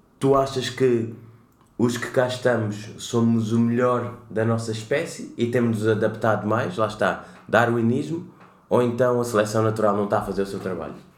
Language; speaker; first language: Portuguese; native; Portuguese